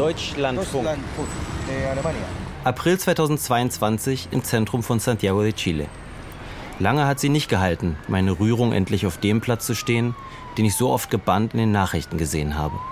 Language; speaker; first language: German; native; German